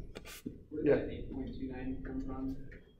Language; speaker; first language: English; native; English